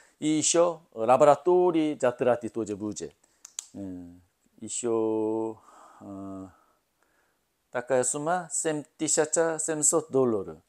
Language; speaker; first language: Russian; non-native, learner; Korean